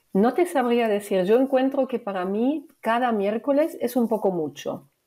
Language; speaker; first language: Spanish; non-native, fluent; German